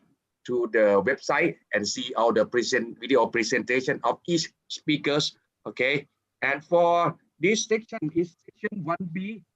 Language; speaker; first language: English; non-native, fluent; Thai